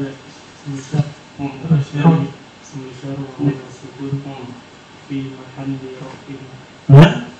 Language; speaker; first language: Arabic; non-native, learner; Indonesian